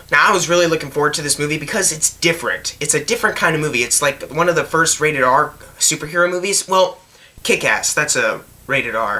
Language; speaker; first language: English; native; English